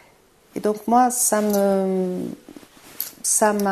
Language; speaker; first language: French; non-native, fluent; Portuguese